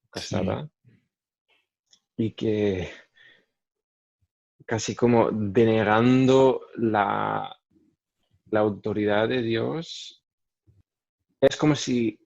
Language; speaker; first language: Spanish; non-native, fluent; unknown